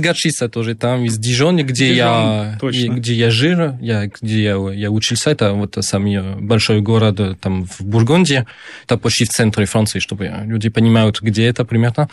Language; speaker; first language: Russian; non-native, fluent; French